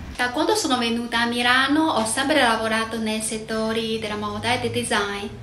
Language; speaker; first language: Italian; non-native, fluent; Chinese